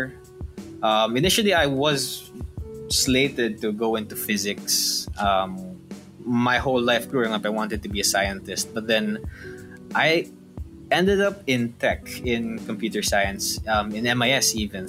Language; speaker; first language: English; non-native, local second language; Filipino